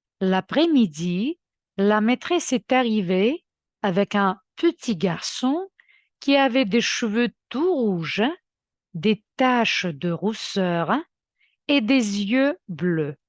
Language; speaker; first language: French; non-native, fluent; Ukrainian